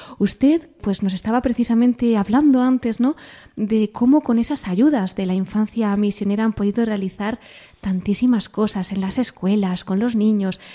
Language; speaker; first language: Spanish; native; Spanish